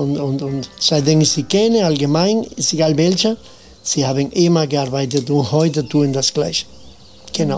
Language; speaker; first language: German; non-native, learner; Spanish